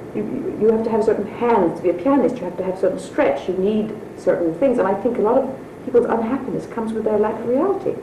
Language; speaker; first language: English; native; English